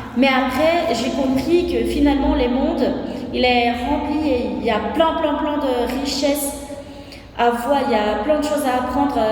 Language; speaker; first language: French; non-native, fluent; Portuguese